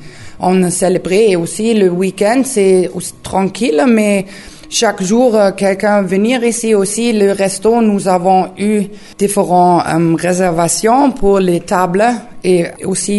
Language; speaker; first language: French; non-native, learner; German